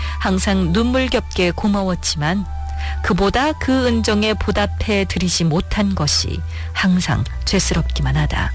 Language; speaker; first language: Korean; native; Korean